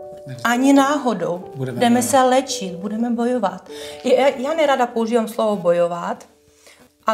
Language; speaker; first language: Czech; non-native, fluent; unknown